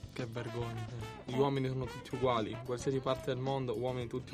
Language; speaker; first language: Italian; native; Italian